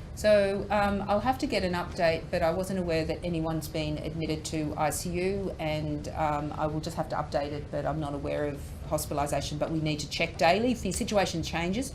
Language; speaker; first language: English; native; English